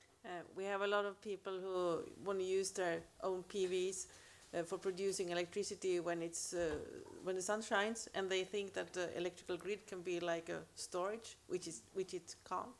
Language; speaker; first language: English; non-native, fluent; Swedish